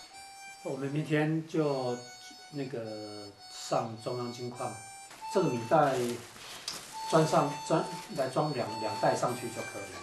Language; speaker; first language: Chinese; native; Chinese